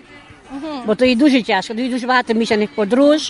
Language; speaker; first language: Ukrainian; early bilingual, heritage; Ukrainian